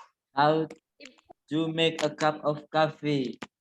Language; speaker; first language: English; non-native, learner; Indonesian